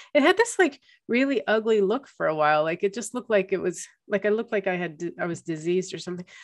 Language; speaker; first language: English; native; English